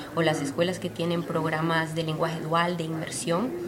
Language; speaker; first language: Spanish; native; Spanish